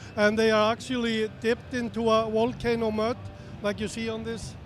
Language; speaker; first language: English; non-native, learner; Icelandic